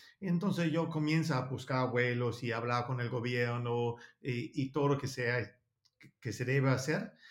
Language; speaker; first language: Spanish; non-native, learner; Danish